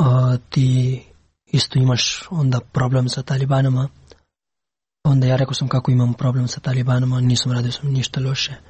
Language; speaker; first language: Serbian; non-native, learner; Pashto